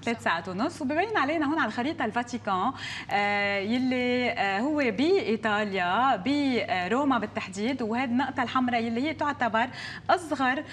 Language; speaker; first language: Arabic; native; Arabic